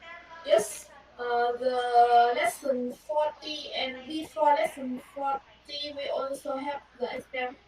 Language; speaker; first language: English; non-native, learner; Vietnamese